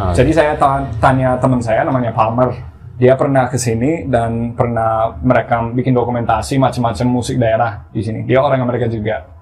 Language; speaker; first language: Indonesian; non-native, fluent; English